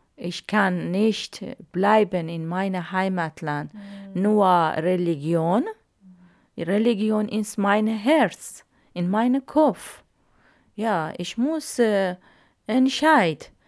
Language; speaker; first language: German; non-native, learner; Arabic